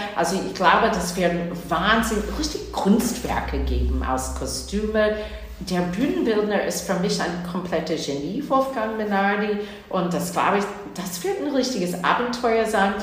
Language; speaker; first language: German; non-native, fluent; English